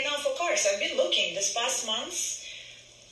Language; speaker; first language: English; non-native, fluent; Ukrainian